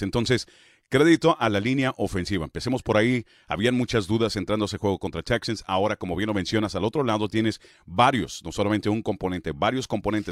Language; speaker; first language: Spanish; early bilingual, heritage; Spanish